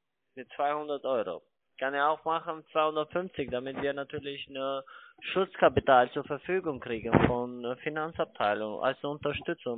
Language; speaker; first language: German; non-native, fluent; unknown